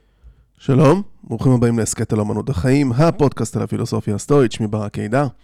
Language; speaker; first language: Hebrew; native; Hebrew